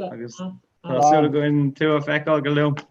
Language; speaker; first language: Irish; non-native, learner; English